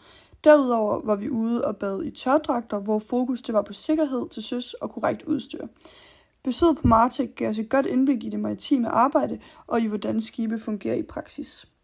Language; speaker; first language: Danish; native; Danish